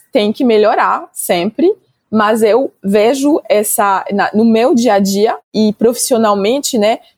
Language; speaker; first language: Portuguese; non-native, fluent; French